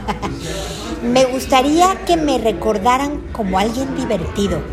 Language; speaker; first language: Spanish; native; Spanish